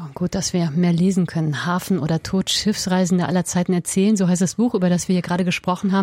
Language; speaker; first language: German; native; German